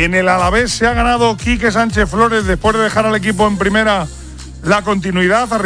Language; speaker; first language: Spanish; native; Spanish